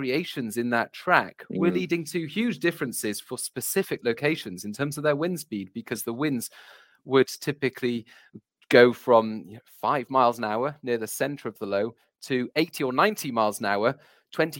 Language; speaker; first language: English; native; English